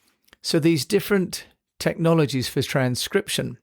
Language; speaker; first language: English; native; English